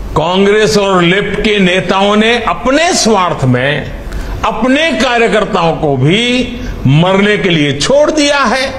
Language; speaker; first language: Hindi; non-native, local second language; Gujarati